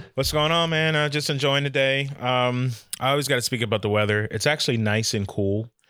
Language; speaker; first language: English; native; English